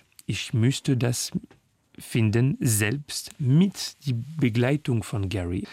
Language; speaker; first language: German; non-native, learner; French